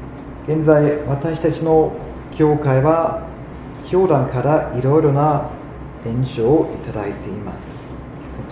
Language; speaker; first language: Japanese; non-native, fluent; German